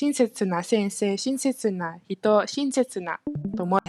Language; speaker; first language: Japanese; non-native, fluent; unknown